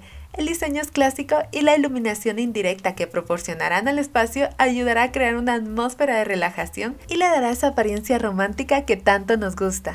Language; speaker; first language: Spanish; native; Spanish